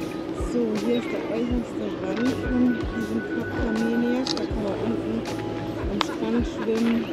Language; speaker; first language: German; native; German